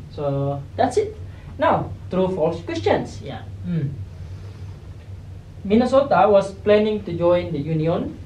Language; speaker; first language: English; non-native, fluent; Indonesian